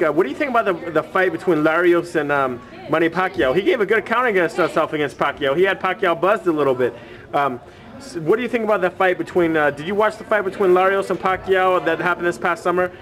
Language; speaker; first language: English; native; English